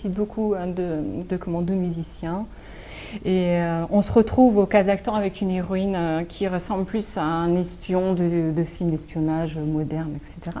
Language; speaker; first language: French; native; French